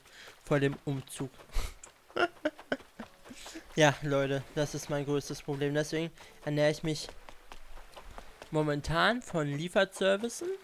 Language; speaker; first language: German; native; German